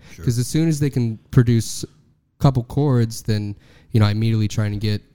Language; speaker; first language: English; native; English